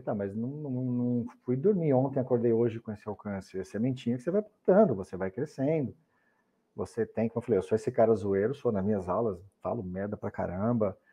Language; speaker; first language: Portuguese; native; Portuguese